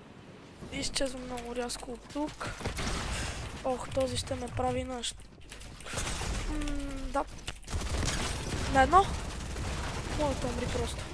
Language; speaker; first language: Bulgarian; native; Bulgarian